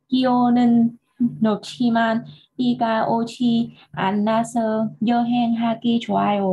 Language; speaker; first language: Korean; non-native, learner; Vietnamese